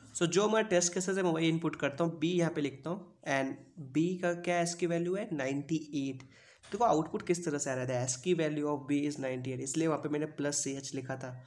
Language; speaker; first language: Hindi; native; Hindi